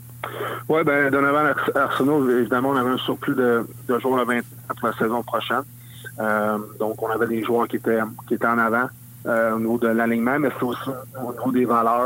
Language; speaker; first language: French; native; French